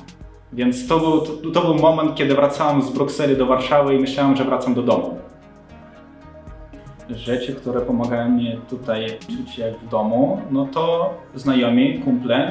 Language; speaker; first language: Polish; non-native, fluent; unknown